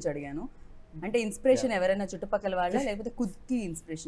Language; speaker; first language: Telugu; native; Telugu